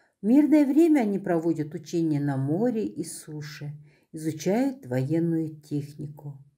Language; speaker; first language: Russian; non-native, local second language; Kazakh